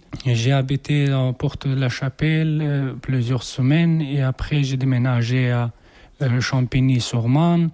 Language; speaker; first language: French; non-native, learner; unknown